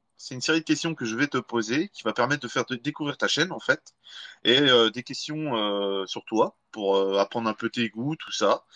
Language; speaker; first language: French; native; French